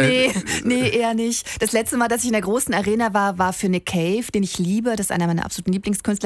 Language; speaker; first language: German; native; German